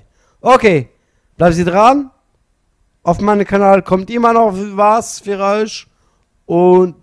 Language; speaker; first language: German; non-native, learner; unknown